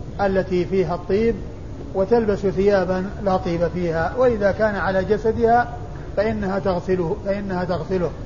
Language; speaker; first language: Arabic; native; Arabic